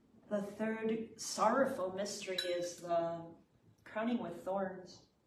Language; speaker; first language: English; native; English